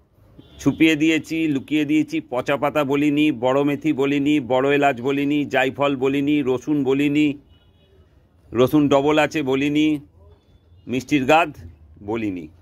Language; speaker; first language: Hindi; non-native, local second language; Bangla